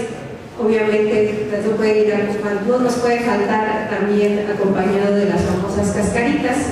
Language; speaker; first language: Spanish; native; Spanish